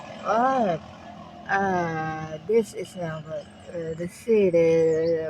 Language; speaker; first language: English; non-native, learner; Cebuano